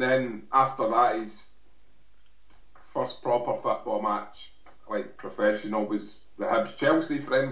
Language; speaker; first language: English; native; English